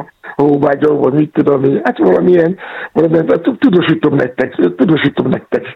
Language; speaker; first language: Hungarian; non-native, fluent; Yoruba